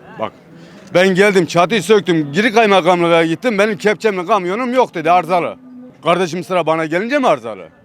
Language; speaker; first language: Turkish; non-native, local second language; Kurdish